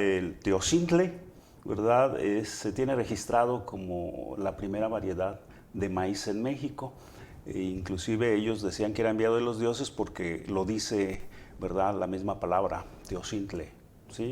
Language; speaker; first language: Spanish; native; Spanish